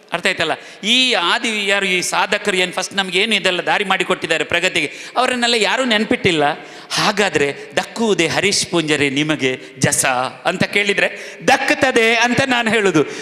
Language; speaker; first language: Kannada; non-native, local second language; Tulu